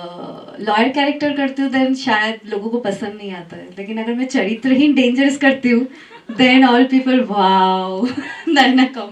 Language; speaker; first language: Hindi; non-native, learner; Bangla